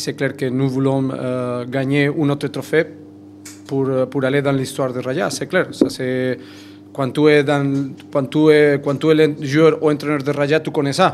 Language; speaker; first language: French; non-native, fluent; Spanish